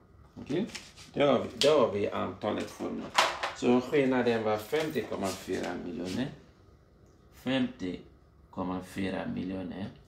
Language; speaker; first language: Swedish; non-native, fluent; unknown